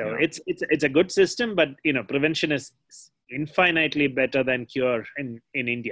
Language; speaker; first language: English; non-native, local second language; Malayalam